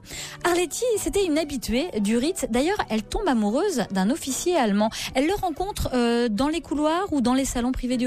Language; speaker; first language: French; native; French